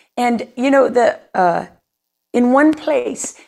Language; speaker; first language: English; native; English